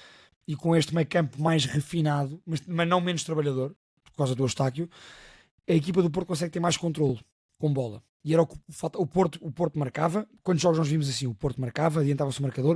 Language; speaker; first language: Portuguese; native; Portuguese